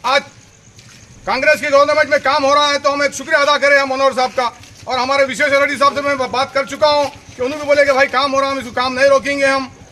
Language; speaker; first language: Hindi; non-native, local second language; Urdu